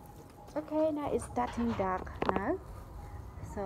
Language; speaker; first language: English; non-native, learner; Khmer